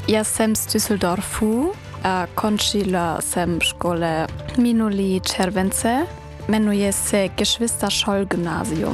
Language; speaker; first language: Czech; non-native, learner; German